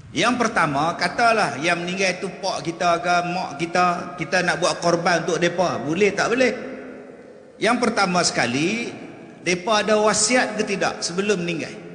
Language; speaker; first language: Malay; native; Malay